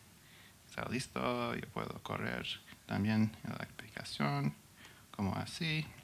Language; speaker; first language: Spanish; non-native, learner; English